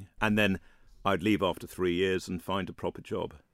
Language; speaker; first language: English; native; English